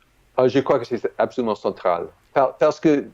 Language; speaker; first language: French; non-native, fluent; English